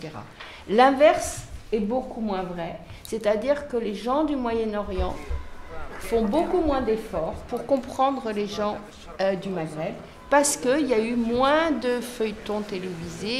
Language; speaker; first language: French; native; French